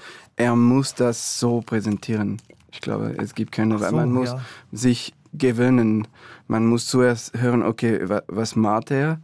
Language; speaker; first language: German; non-native, fluent; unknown